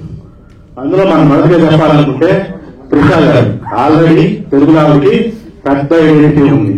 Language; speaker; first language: Telugu; native; Telugu